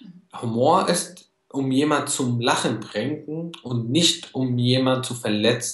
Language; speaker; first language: German; non-native, fluent; Arabic